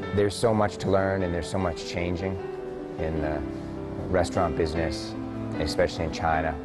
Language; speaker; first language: English; native; English